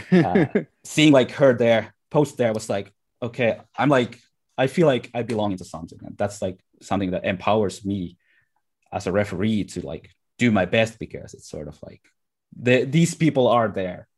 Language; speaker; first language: English; non-native, fluent; Finnish